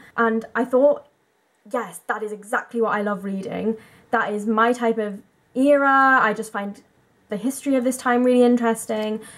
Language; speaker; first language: English; native; English